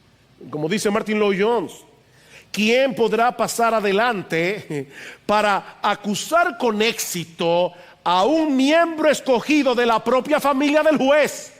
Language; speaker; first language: Spanish; native; Spanish